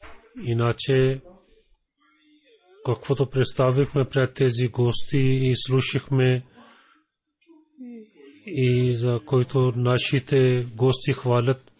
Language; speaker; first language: Bulgarian; non-native, learner; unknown